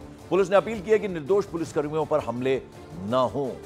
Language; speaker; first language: Hindi; native; Hindi